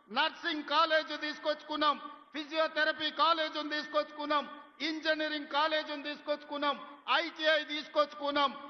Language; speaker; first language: Telugu; native; Telugu